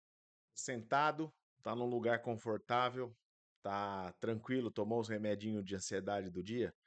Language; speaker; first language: Portuguese; native; Portuguese